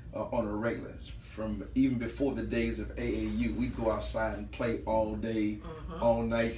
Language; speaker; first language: English; native; English